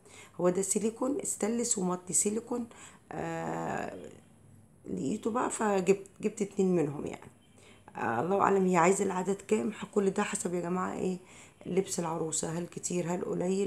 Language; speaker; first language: Arabic; native; Arabic